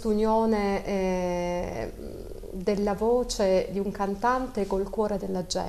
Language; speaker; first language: Italian; native; Italian